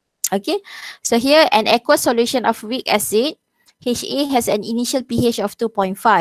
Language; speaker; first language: English; non-native, local second language; Malay